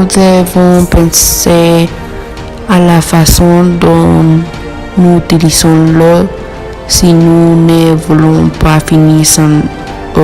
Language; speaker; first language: French; non-native, learner; Spanish